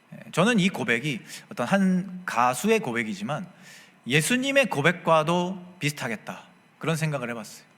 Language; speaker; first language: Korean; native; Korean